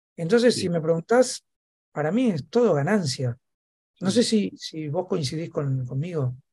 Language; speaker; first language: Spanish; native; Spanish